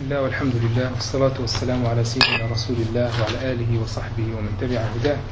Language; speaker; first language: Arabic; native; Arabic